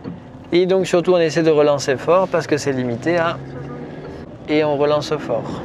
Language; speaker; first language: French; native; French